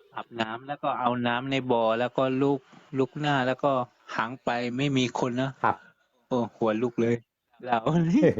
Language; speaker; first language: Thai; native; Thai